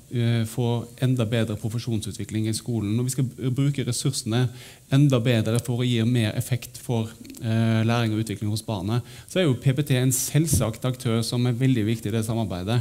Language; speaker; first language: Norwegian; native; Norwegian